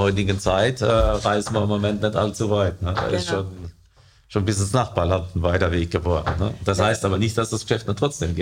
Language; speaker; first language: German; native; German